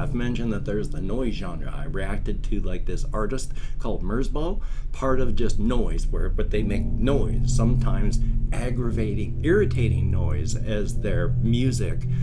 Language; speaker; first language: English; native; English